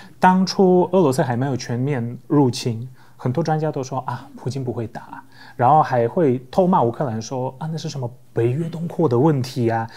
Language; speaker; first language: Chinese; non-native, fluent; Polish